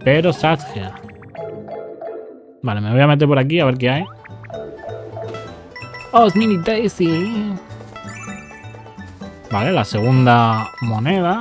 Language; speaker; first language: Spanish; native; Spanish